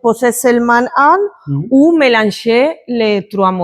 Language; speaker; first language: French; non-native, learner; Spanish